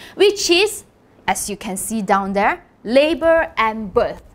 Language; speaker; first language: English; non-native, local second language; Malay